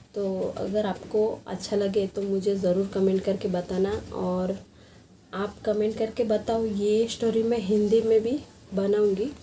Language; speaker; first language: Hindi; non-native, local second language; Marathi